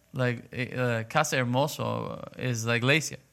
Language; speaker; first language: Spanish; non-native, learner; English